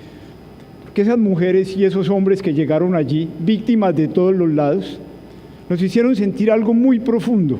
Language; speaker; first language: Spanish; native; Spanish